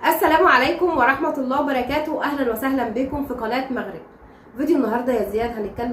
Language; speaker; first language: Arabic; native; Arabic